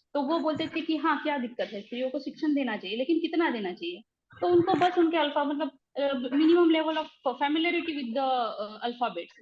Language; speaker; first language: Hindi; non-native, local second language; Marathi